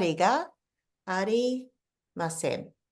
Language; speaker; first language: Japanese; non-native, fluent; English